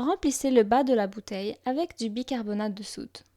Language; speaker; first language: French; native; French